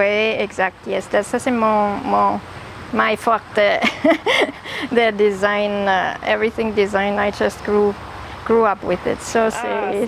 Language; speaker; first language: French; non-native, learner; German